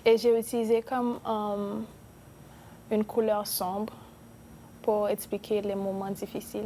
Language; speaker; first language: French; non-native, local second language; Spanish